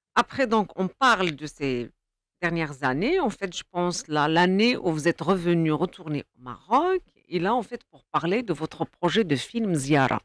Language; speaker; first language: French; non-native, local second language; Arabic